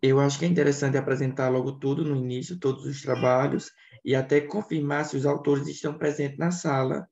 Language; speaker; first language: Portuguese; native; Portuguese